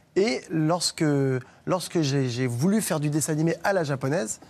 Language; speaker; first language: French; native; French